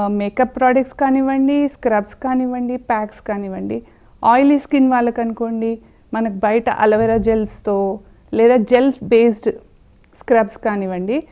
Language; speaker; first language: Telugu; native; Telugu